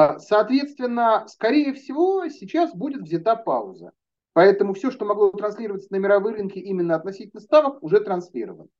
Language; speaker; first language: Russian; native; Russian